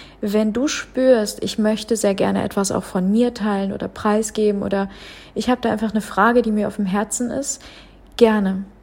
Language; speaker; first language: German; early bilingual, other home language; Russian